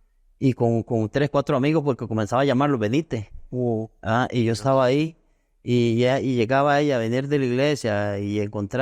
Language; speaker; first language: Spanish; native; Spanish